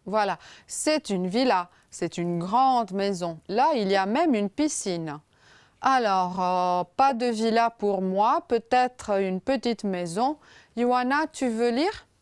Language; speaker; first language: French; non-native, fluent; Romanian